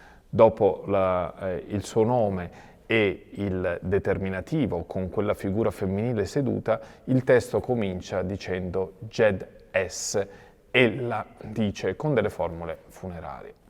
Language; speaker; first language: Italian; native; Italian